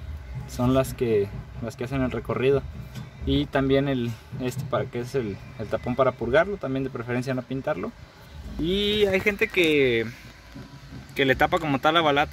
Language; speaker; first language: Spanish; native; Spanish